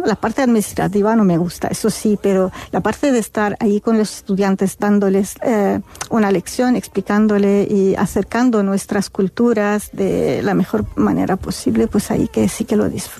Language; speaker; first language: Spanish; non-native, fluent; Arabic